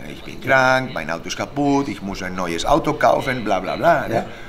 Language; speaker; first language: German; non-native, fluent; Spanish